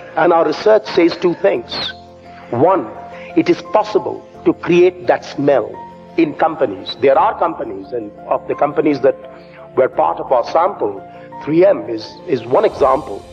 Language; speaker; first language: English; non-native, local second language; Bangla